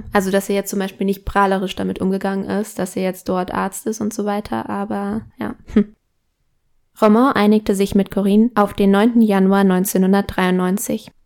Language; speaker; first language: German; non-native, fluent; Spanish